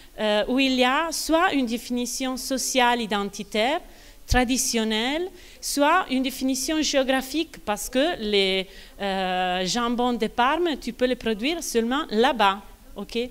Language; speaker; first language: French; non-native, fluent; Italian